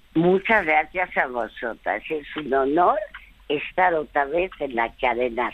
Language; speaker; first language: Spanish; early bilingual, other home language; French